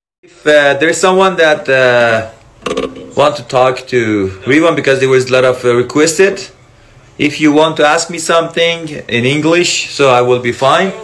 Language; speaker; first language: English; non-native, fluent; Persian